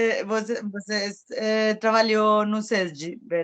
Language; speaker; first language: Portuguese; non-native, learner; Spanish